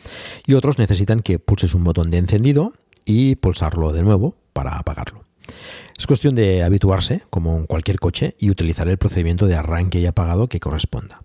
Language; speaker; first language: Spanish; native; Spanish